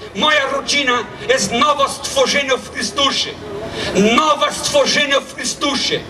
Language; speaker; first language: Polish; non-native, learner; Portuguese